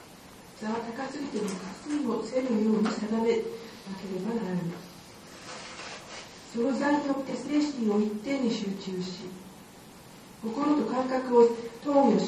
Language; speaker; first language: Japanese; native; Japanese